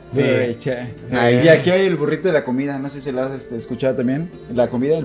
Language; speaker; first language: Spanish; native; Spanish